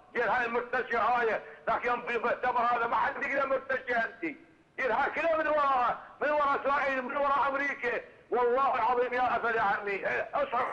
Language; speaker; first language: Arabic; native; Arabic